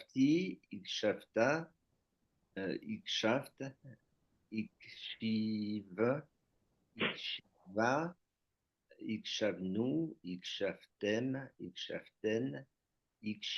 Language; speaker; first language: Hebrew; non-native, learner; French